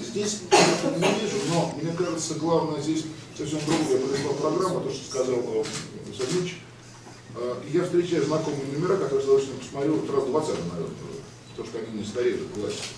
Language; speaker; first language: Russian; native; Russian